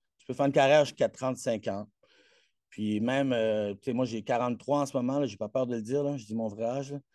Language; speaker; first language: French; non-native, fluent; Spanish